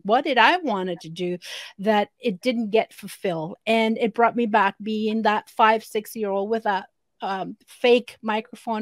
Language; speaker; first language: English; non-native, fluent; Spanish